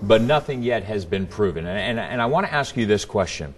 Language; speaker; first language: English; native; English